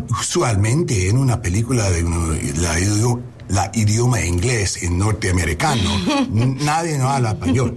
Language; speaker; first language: Spanish; non-native, learner; English